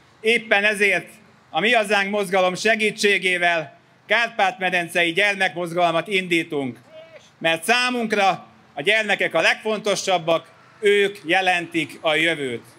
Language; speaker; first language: Hungarian; native; Hungarian